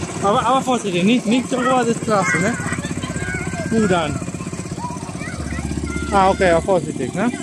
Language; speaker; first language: German; non-native, learner; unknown